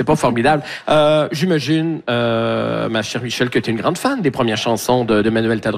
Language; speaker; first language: French; native; French